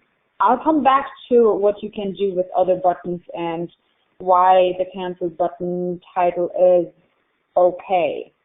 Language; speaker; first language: English; non-native, fluent; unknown